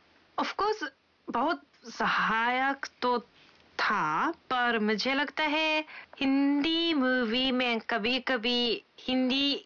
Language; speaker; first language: Hindi; non-native, fluent; Japanese